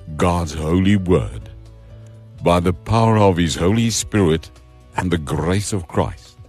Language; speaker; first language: English; non-native, local second language; Afrikaans